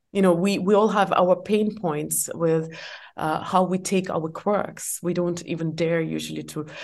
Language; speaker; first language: English; non-native, fluent; Estonian